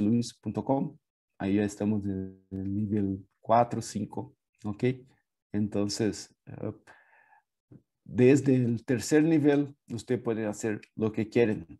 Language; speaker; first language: Spanish; non-native, fluent; Portuguese